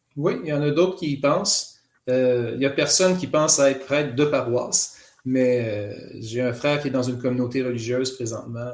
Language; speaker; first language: French; native; French